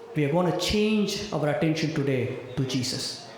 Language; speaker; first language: English; non-native, local second language; Tamil